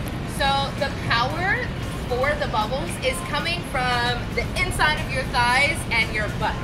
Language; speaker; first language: English; native; English